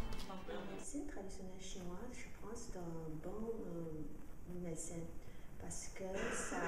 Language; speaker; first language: French; non-native, fluent; Chinese